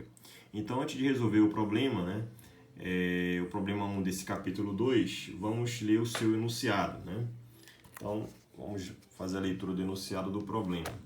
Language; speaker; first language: Portuguese; native; Portuguese